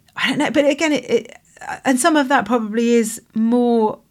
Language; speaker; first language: English; native; English